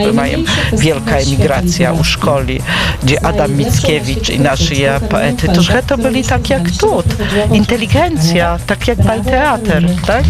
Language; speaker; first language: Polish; non-native, local second language; Belarusian